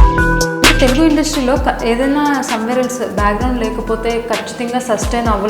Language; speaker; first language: Telugu; native; Telugu